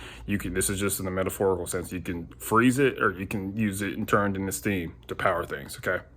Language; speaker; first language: English; native; English